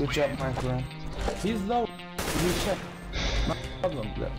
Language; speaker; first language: English; non-native, learner; Turkish